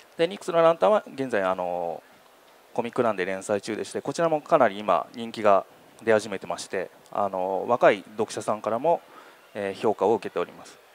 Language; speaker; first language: Japanese; native; Japanese